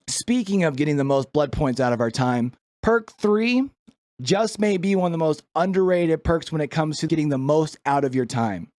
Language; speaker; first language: English; native; English